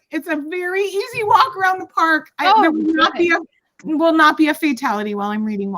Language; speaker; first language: English; native; English